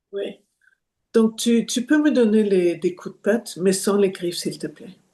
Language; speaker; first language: French; non-native, fluent; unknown